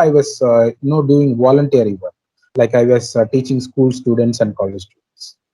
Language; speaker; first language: English; non-native, local second language; Tamil